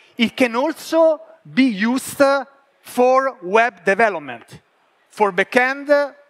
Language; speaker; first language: English; non-native, fluent; Italian